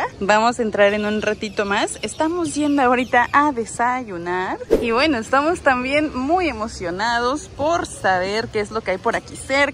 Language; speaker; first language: Spanish; native; Spanish